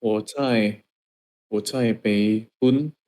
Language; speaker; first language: Chinese; non-native, learner; Indonesian